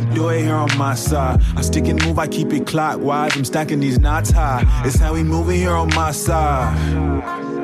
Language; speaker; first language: English; non-native, local second language; Shona